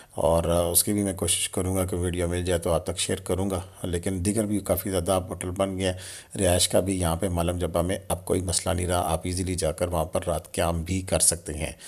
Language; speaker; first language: Urdu; non-native, local second language; Pahari-Potwari